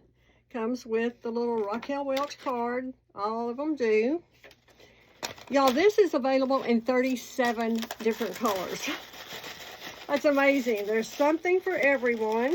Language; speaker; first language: English; native; English